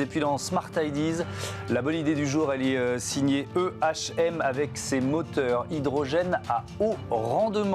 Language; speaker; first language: French; native; French